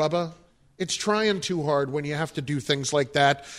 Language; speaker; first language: English; native; English